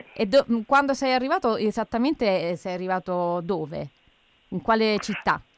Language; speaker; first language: Italian; native; Italian